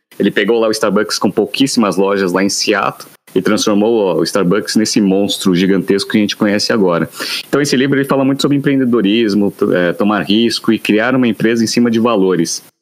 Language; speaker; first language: Portuguese; native; Portuguese